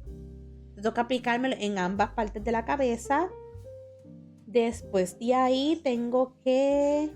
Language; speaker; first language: Spanish; early bilingual, heritage; Spanish